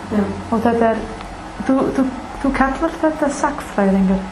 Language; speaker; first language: Icelandic; non-native, learner; English